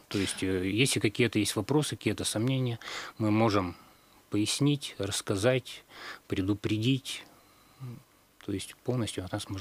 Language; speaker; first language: Russian; native; Russian